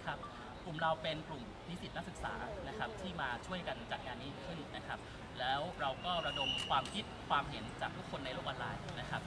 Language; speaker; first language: Thai; native; Thai